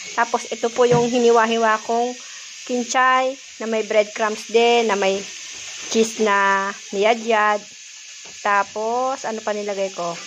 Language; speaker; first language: Filipino; native; Filipino